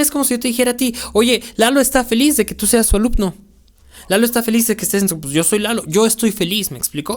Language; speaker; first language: Spanish; native; Spanish